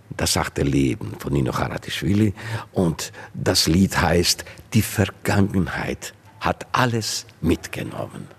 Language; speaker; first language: German; non-native, fluent; Georgian